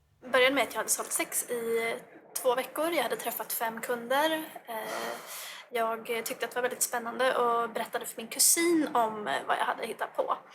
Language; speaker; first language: Swedish; native; Swedish